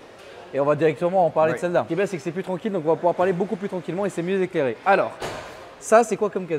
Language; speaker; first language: French; native; French